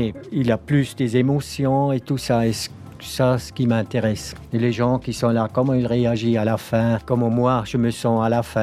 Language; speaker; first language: French; non-native, local second language; German